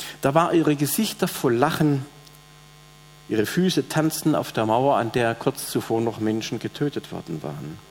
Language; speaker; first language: German; native; German